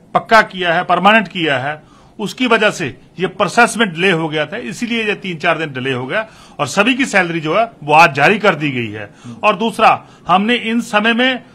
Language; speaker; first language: Hindi; non-native, local second language; Punjabi